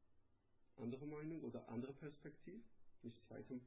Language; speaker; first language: German; non-native, learner; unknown